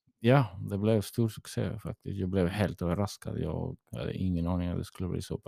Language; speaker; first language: Swedish; early bilingual, heritage; English